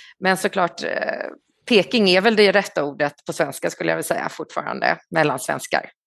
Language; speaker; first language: Swedish; native; Swedish